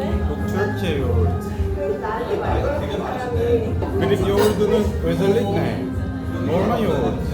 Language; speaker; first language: Turkish; non-native, learner; Korean